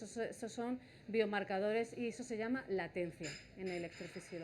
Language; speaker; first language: Spanish; native; Spanish